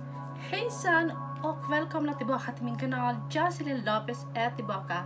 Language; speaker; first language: Swedish; non-native, fluent; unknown